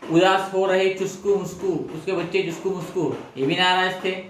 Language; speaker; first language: Hindi; non-native, local second language; Marathi